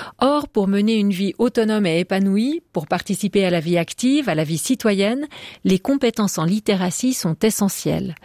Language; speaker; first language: French; native; French